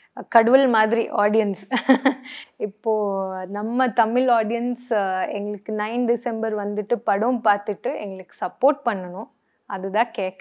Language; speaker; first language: Tamil; non-native, learner; Kannada